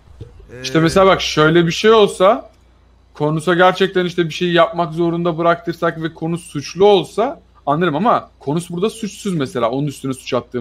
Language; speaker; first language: Turkish; native; Turkish